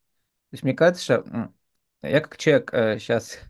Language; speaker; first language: Russian; native; Russian